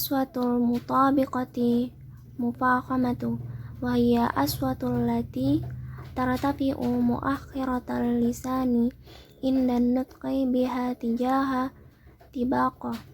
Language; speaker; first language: Arabic; non-native, learner; Indonesian